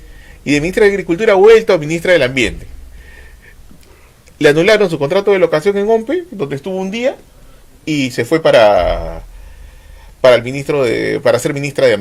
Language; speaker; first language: Spanish; native; Spanish